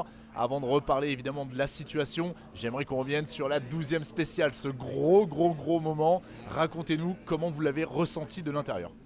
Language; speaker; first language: French; native; French